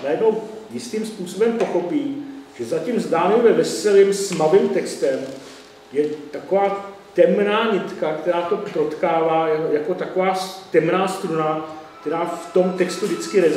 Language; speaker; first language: Czech; native; Czech